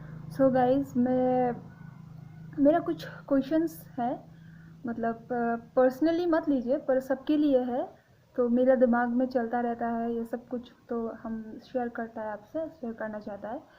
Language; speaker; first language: Hindi; non-native, local second language; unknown